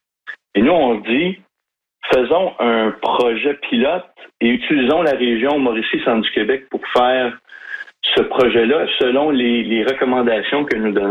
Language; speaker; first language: French; native; French